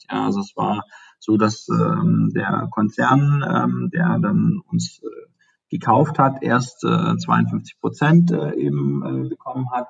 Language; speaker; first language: German; early bilingual, other home language; Turkish